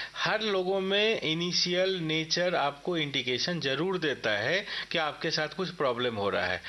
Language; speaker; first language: Hindi; native; Hindi